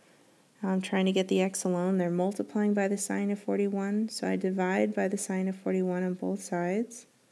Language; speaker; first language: English; native; English